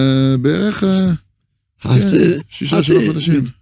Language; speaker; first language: Hebrew; non-native, fluent; French